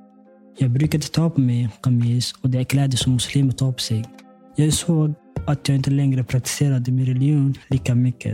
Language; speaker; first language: Swedish; early bilingual, other home language; Somali